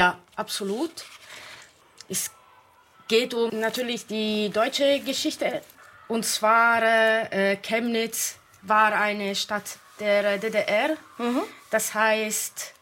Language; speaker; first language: German; non-native, fluent; Italian